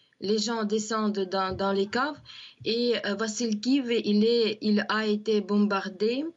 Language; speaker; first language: French; non-native, fluent; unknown